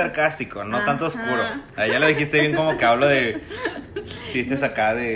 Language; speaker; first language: Spanish; native; Spanish